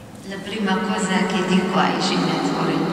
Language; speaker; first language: Italian; non-native, fluent; Arabic